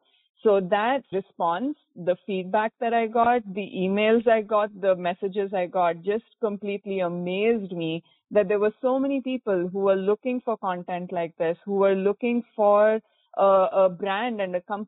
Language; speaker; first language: English; non-native, local second language; Konkani